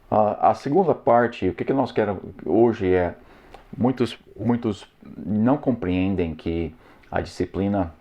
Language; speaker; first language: Portuguese; non-native, fluent; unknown